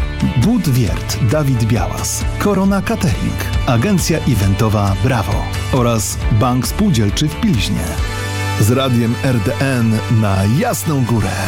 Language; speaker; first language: Polish; native; Polish